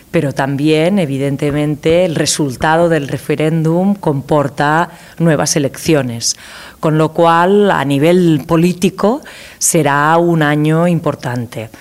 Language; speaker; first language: Spanish; non-native, local second language; Catalan